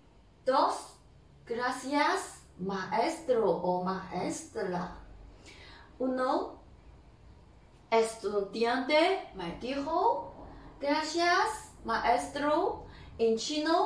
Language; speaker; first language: Spanish; non-native, learner; Chinese